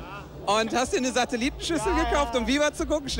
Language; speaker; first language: German; native; German